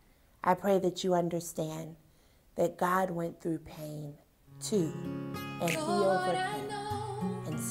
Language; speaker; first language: English; native; English